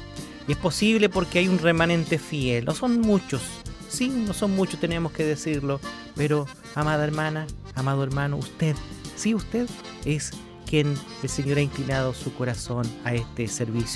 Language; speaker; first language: Spanish; native; Spanish